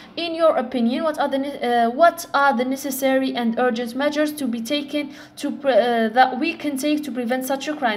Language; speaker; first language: English; non-native, fluent; Arabic